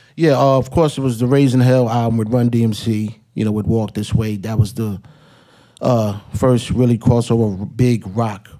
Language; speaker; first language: English; native; English